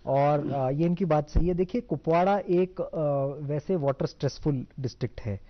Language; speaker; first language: Hindi; non-native, local second language; Marathi